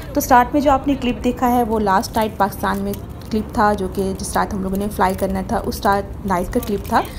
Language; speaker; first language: Urdu; native; Urdu